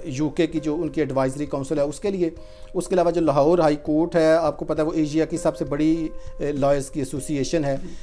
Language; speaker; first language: Hindi; non-native, local second language; Punjabi